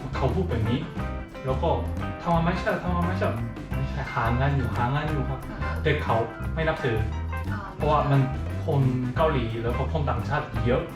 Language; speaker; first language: Thai; non-native, learner; Korean